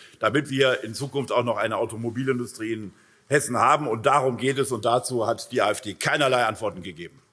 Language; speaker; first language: German; native; German